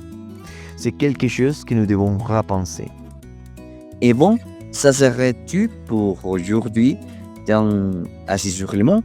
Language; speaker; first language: French; non-native, learner; Spanish